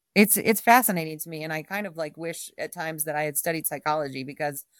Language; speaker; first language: English; native; English